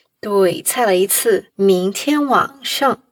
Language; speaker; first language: Chinese; non-native, fluent; Portuguese